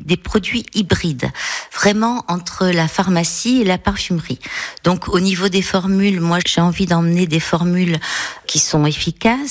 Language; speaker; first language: French; native; French